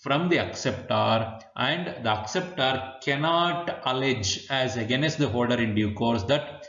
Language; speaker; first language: English; non-native, local second language; Kannada